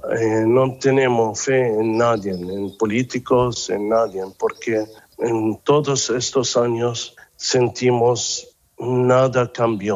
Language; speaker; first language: Spanish; non-native, fluent; Arabic